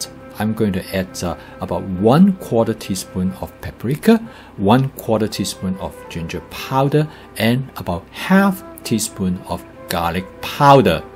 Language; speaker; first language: English; non-native, fluent; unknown